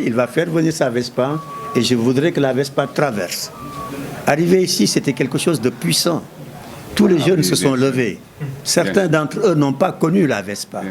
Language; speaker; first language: French; non-native, local second language; Wolof